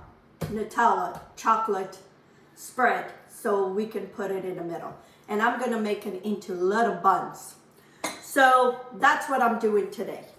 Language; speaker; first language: English; non-native, fluent; Portuguese